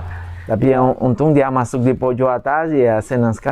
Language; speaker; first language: Indonesian; non-native, fluent; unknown